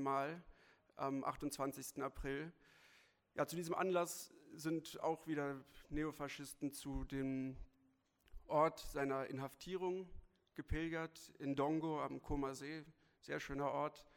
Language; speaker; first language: German; native; German